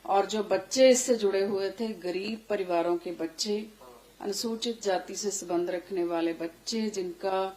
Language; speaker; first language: Hindi; non-native, local second language; Punjabi